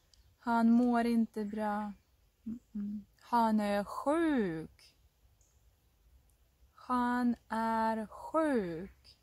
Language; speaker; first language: Swedish; non-native, fluent; Russian